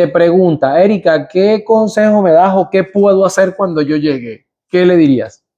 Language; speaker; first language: Spanish; native; Spanish